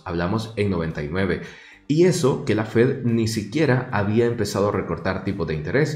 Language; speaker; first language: Spanish; native; Spanish